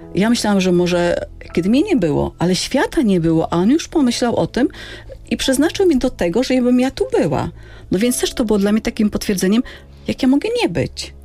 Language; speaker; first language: Polish; native; Polish